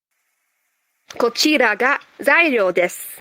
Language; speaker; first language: Japanese; non-native, learner; English